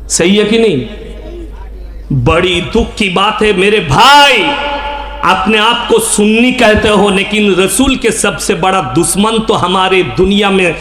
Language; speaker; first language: Urdu; non-native, local second language; Bangla